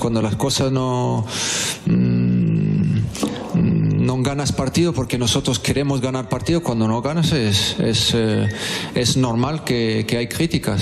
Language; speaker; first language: Spanish; non-native, fluent; French